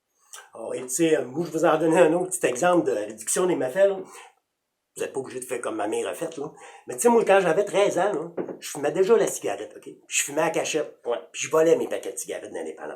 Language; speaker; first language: French; native; French